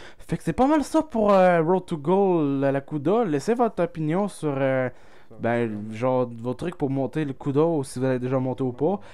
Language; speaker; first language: French; native; French